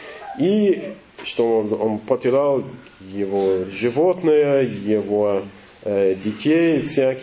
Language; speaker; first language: Russian; non-native, learner; English